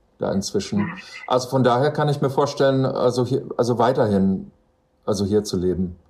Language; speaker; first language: German; non-native, fluent; English